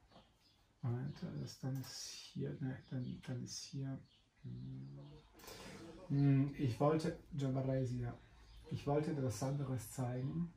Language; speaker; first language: German; non-native, fluent; Italian